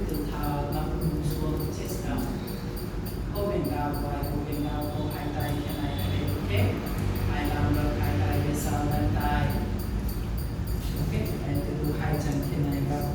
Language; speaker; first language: Vietnamese; non-native, learner; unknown